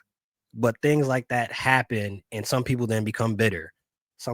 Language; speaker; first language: English; native; English